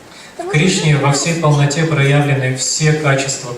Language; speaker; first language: Russian; native; Russian